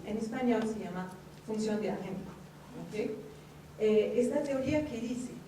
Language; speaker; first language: Spanish; non-native, fluent; French